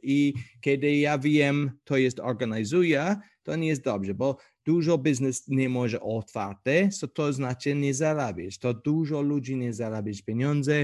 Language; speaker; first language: Polish; non-native, learner; English